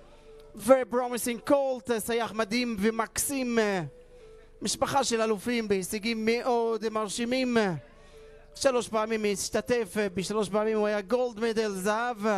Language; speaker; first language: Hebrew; non-native, local second language; Arabic